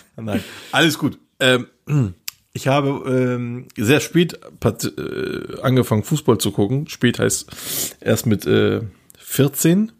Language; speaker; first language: German; early bilingual, other home language; Turkish